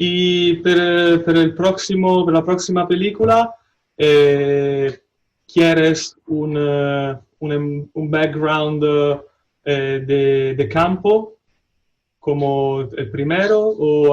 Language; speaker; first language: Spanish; non-native, learner; Italian